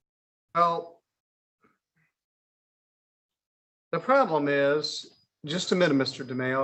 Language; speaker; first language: English; native; English